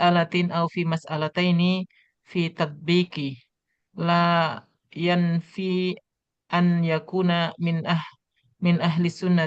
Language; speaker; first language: Arabic; non-native, learner; Indonesian